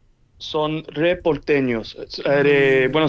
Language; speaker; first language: Spanish; early bilingual, heritage; English